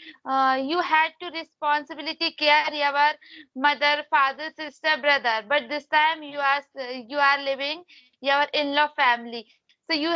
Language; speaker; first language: English; non-native, learner; Hindi